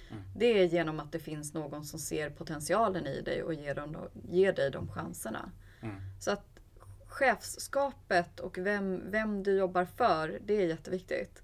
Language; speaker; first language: Swedish; early bilingual, other home language; Persian